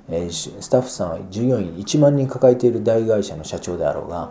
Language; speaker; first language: Japanese; native; Japanese